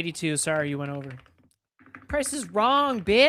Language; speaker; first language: English; native; English